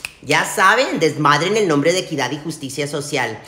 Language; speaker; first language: Spanish; early bilingual, heritage; Spanish